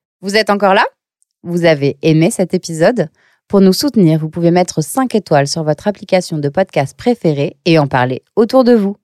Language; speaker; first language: French; native; French